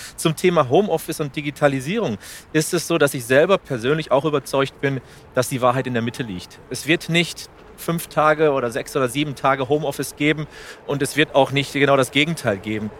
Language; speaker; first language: German; non-native, fluent; Spanish